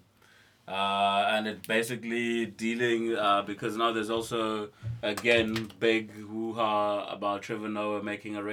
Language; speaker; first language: English; non-native, local second language; Xhosa